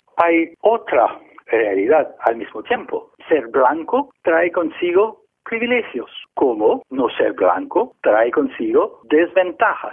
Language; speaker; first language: Spanish; non-native, fluent; French